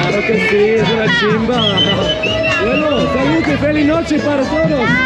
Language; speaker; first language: Spanish; non-native, learner; Swiss German